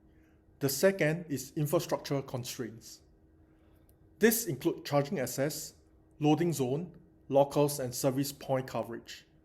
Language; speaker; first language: English; non-native, learner; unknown